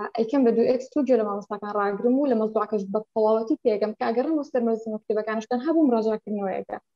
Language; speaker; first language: Central Kurdish; non-native, local second language; Kurdish